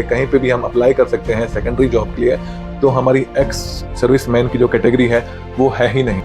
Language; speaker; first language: Hindi; native; Hindi